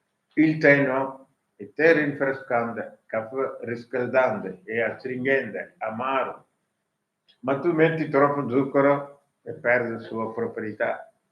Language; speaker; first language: Italian; non-native, learner; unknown